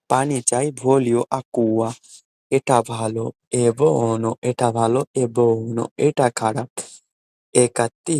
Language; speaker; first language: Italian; non-native, fluent; Bangla